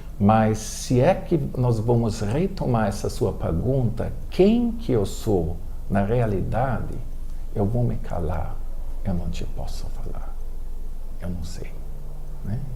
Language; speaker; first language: Portuguese; non-native, fluent; German